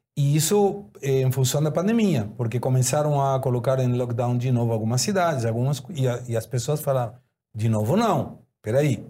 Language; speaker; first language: Portuguese; non-native, fluent; Spanish